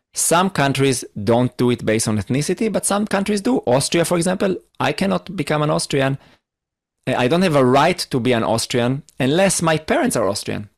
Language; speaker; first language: English; non-native, fluent; Hebrew